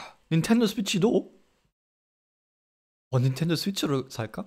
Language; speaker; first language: Korean; non-native, fluent; German